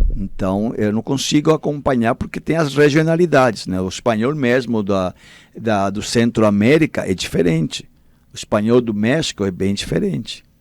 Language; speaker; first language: Portuguese; non-native, fluent; Spanish